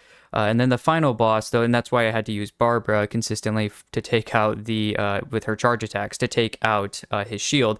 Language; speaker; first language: English; native; English